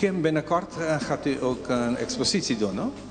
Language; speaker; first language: Dutch; non-native, local second language; Papiamento